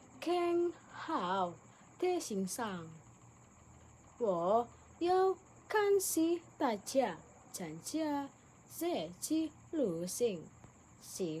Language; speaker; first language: Chinese; non-native, learner; Indonesian